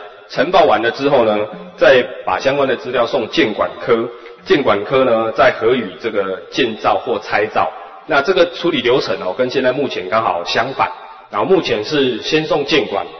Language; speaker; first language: Chinese; native; Chinese